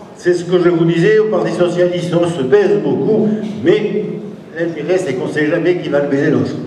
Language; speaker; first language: French; native; French